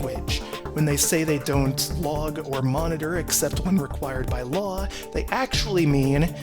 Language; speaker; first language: English; native; English